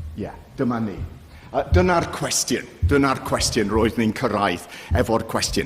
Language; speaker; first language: Welsh; non-native, fluent; English